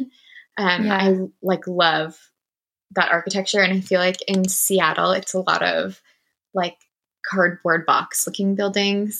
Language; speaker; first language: English; native; English